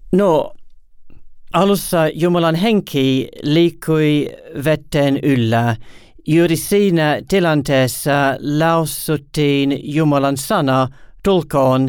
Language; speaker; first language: Finnish; non-native, learner; English